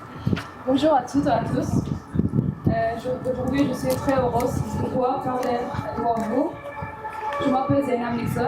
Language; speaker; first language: French; non-native, learner; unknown